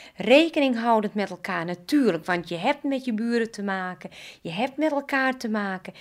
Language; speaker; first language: Dutch; native; Dutch